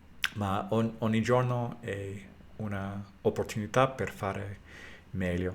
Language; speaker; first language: Italian; non-native, learner; English